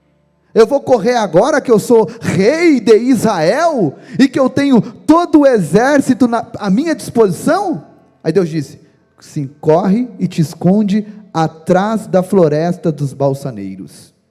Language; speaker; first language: Portuguese; native; Portuguese